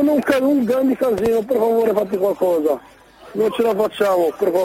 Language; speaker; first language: Italian; non-native, learner; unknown